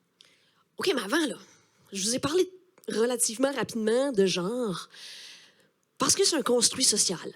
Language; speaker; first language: French; native; French